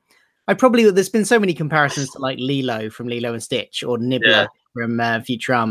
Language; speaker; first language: English; native; English